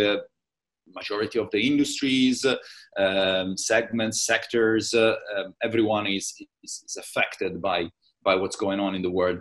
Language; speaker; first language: English; non-native, fluent; Italian